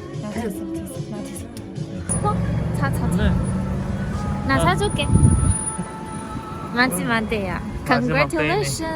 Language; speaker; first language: Korean; non-native, learner; Chinese